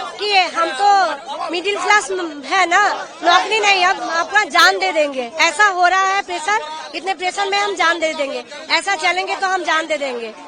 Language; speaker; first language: Hindi; non-native, local second language; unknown